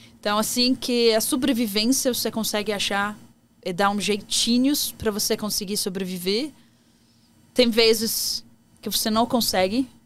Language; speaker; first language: Portuguese; non-native, fluent; Arabic